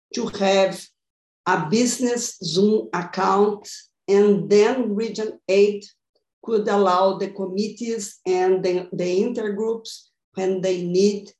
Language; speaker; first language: English; non-native, fluent; Portuguese